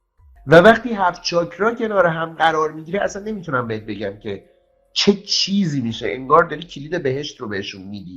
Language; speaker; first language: Persian; native; Persian